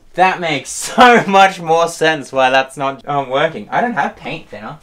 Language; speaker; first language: English; native; English